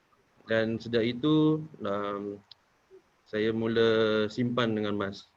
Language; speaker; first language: Malay; native; Malay